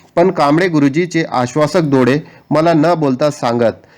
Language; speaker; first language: Marathi; non-native, local second language; Urdu